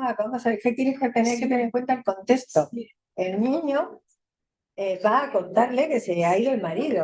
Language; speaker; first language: Spanish; native; Spanish